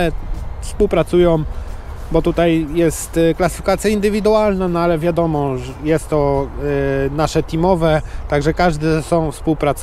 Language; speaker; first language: Polish; native; Polish